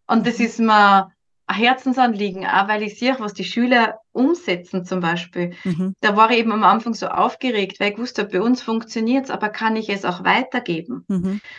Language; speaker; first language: German; native; German